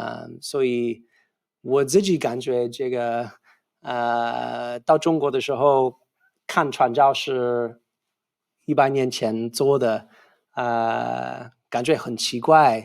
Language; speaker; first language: Chinese; non-native, fluent; English